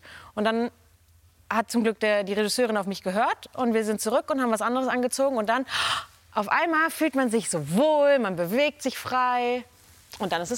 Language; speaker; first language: German; native; German